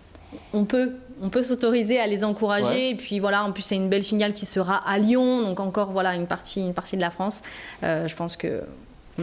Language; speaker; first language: French; native; French